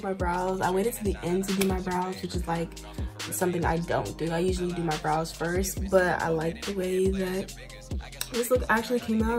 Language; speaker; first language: English; native; English